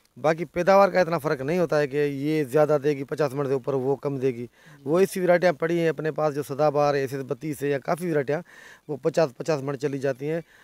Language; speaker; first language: Urdu; non-native, local second language; Sindhi